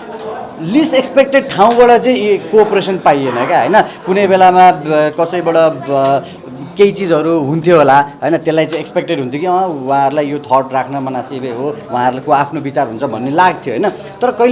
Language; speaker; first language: Nepali; native; Nepali